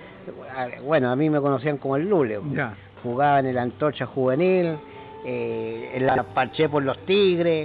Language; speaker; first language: Spanish; native; Spanish